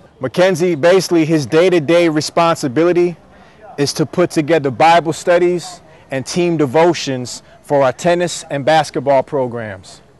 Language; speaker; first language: English; native; English